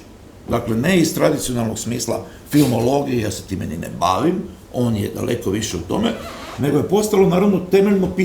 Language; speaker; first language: Croatian; native; Croatian